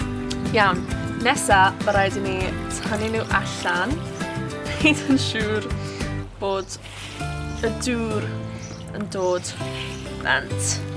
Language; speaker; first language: Welsh; non-native, local second language; English